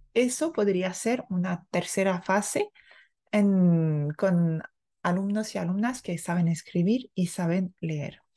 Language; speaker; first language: Spanish; non-native, fluent; French